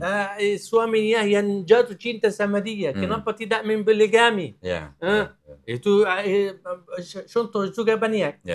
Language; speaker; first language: Indonesian; non-native, learner; Arabic